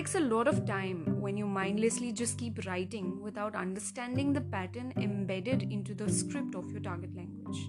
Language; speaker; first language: English; non-native, local second language; Odia